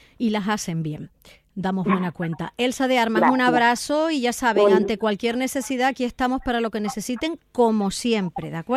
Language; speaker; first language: Spanish; native; Spanish